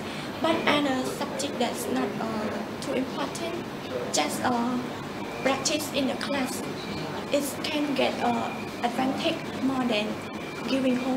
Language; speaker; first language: English; non-native, learner; Khmer